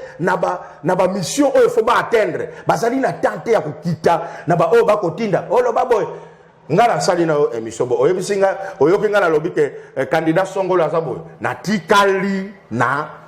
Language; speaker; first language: Lingala; non-native, local second language; Kongo